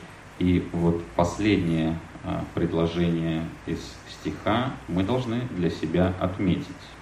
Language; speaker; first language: Russian; native; Russian